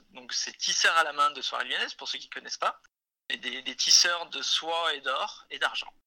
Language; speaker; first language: French; native; French